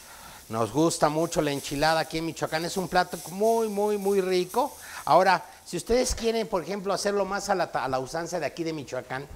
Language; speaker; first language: Spanish; native; Spanish